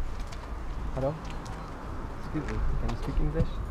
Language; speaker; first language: English; non-native, learner; Arabic